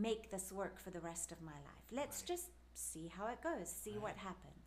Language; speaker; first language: English; native; English